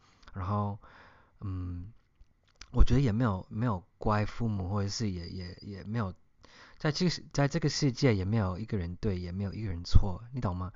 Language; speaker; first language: Chinese; early bilingual, heritage; Chinese